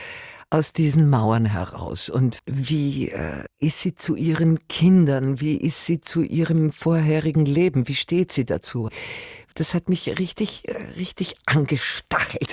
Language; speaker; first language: German; native; German